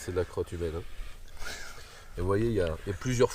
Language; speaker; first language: French; native; French